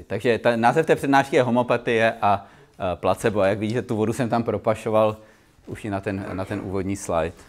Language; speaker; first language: Czech; native; Czech